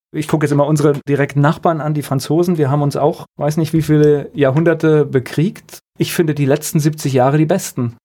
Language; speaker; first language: German; native; German